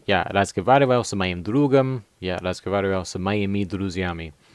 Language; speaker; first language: Russian; non-native, learner; English